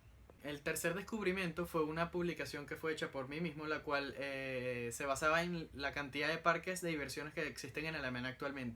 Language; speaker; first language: Spanish; native; Spanish